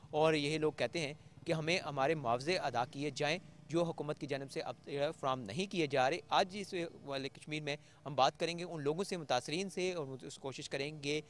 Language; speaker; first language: Urdu; non-native, local second language; Pahari-Potwari